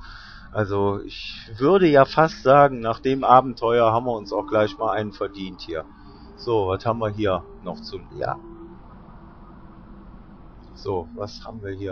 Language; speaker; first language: German; native; German